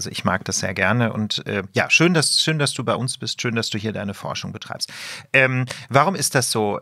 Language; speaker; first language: German; native; German